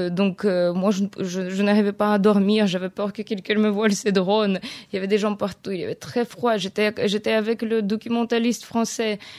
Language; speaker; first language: French; non-native, fluent; Ukrainian